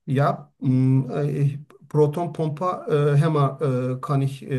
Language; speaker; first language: German; non-native, learner; Turkish